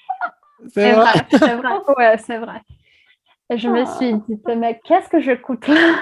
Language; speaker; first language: French; non-native, fluent; Portuguese